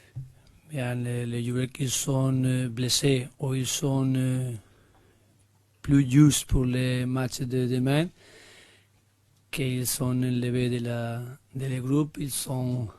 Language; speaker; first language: French; non-native, learner; Spanish